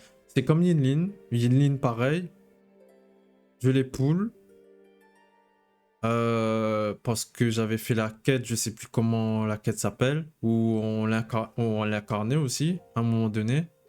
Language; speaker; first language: French; native; French